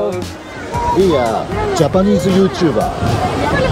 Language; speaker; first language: English; non-native, learner; Japanese